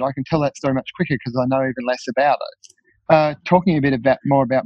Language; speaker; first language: English; native; English